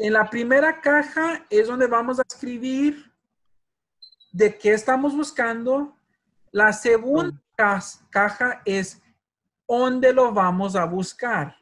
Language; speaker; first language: Spanish; early bilingual, heritage; Spanish